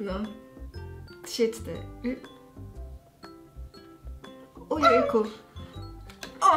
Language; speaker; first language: Polish; non-native, learner; Korean